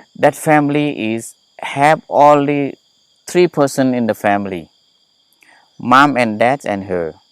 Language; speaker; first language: English; non-native, learner; Thai